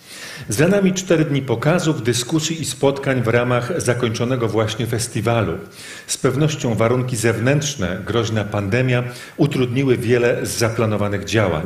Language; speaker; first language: Polish; native; Polish